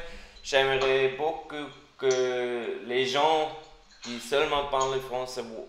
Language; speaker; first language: French; non-native, learner; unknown